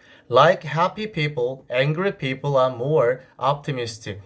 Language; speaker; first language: English; non-native, fluent; Korean